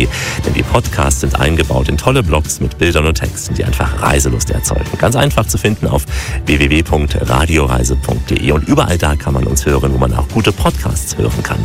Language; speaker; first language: German; native; German